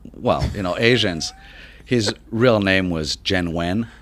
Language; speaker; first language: English; non-native, fluent; French